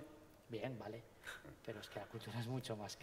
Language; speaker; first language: Spanish; native; Spanish